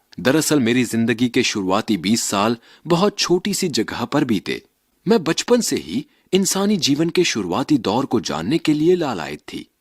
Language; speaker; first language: Hindi; native; Hindi